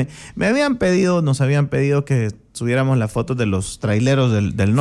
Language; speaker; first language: Spanish; native; Spanish